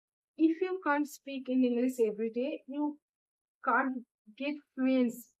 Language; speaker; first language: English; non-native, learner; Bangla